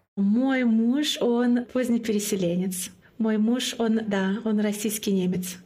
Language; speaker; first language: Russian; non-native, local second language; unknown